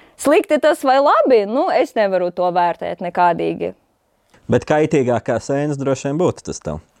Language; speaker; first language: Latvian; non-native, local second language; Russian